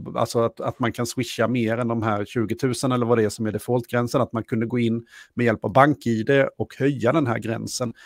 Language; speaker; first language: Swedish; native; Swedish